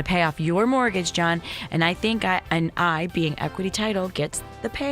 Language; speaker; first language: English; native; English